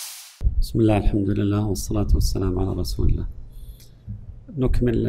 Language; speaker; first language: Arabic; native; Arabic